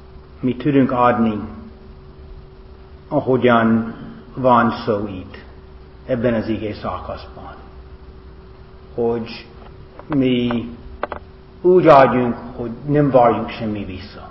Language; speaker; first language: Hungarian; non-native, learner; English